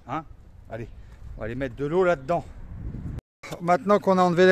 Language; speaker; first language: French; native; French